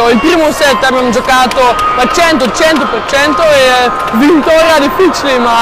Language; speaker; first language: Italian; non-native, learner; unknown